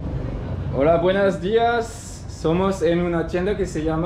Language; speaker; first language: Spanish; non-native, learner; French